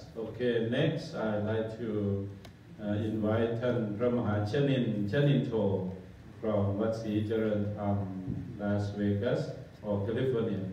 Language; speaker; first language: English; non-native, learner; Thai